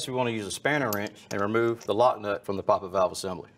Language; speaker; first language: English; native; English